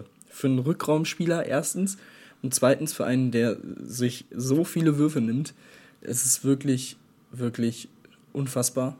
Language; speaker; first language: German; native; German